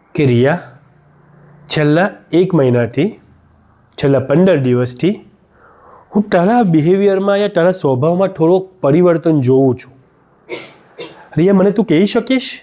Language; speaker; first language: Gujarati; native; Gujarati